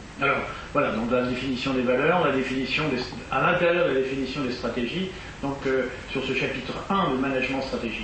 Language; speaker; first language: French; native; French